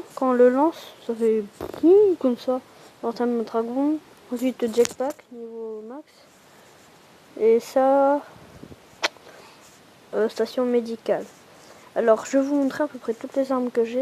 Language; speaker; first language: French; native; French